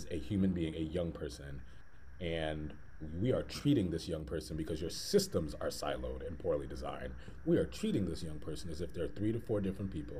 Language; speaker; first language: English; native; English